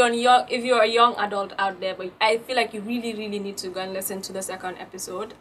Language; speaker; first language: English; non-native, local second language; Wolof